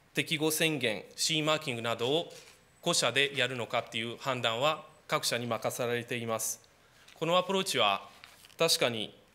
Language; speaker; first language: Japanese; non-native, fluent; Romanian